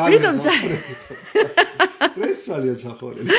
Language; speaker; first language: Georgian; non-native, learner; German